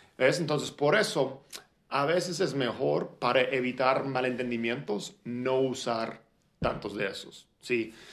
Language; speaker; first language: Spanish; non-native, fluent; English